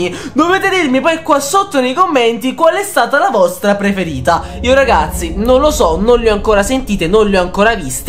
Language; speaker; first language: Italian; native; Italian